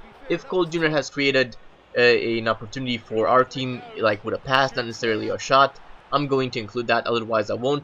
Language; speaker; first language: English; native; English